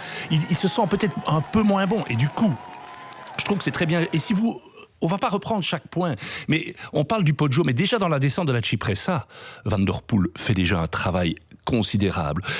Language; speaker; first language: French; native; French